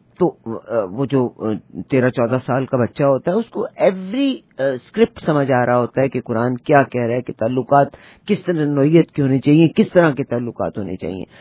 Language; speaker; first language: Urdu; native; Urdu